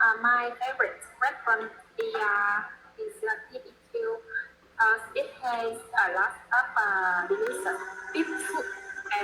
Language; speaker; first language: English; non-native, learner; Vietnamese